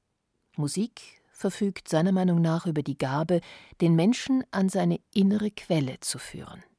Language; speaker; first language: German; native; German